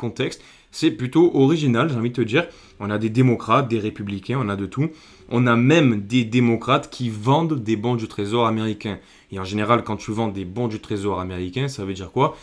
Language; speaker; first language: French; native; French